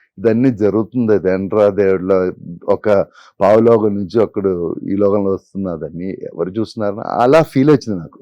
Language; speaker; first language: Telugu; non-native, learner; Malayalam